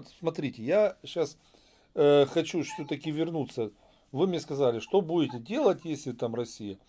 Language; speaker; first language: Russian; native; Russian